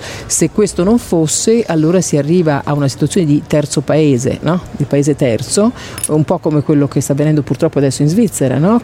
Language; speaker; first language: Italian; native; Italian